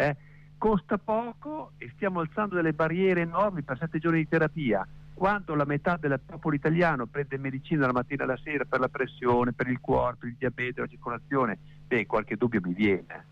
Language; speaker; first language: Italian; native; Italian